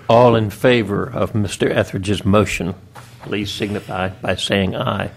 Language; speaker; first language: English; native; English